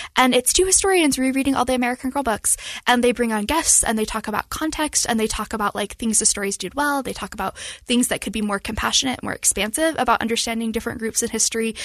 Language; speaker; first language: English; native; English